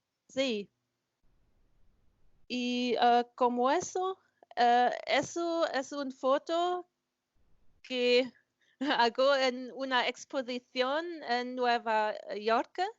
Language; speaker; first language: Spanish; non-native, learner; German